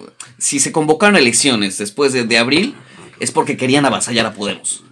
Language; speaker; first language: Spanish; native; Spanish